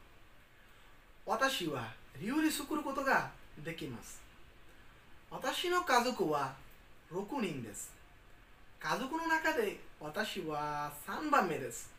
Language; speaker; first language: Japanese; non-native, learner; Bangla